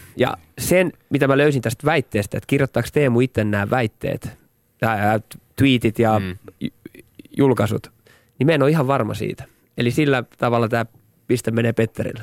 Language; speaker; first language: Finnish; native; Finnish